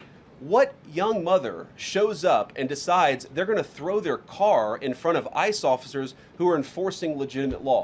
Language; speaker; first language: English; native; English